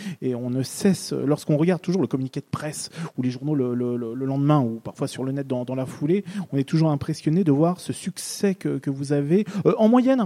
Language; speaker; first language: French; native; French